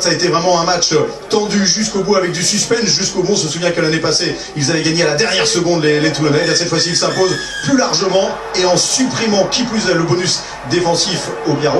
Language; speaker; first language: French; native; French